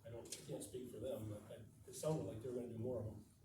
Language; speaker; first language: English; native; English